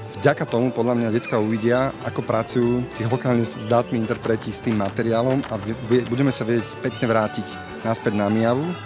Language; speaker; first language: Slovak; native; Slovak